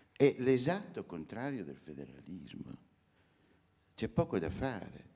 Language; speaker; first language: Italian; native; Italian